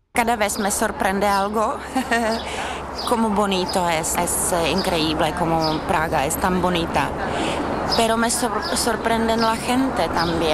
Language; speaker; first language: Spanish; non-native, learner; Czech